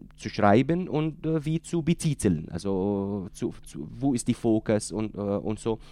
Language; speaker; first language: German; non-native, fluent; Arabic